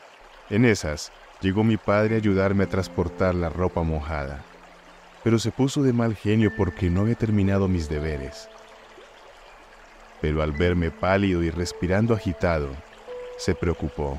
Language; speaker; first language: Spanish; native; Spanish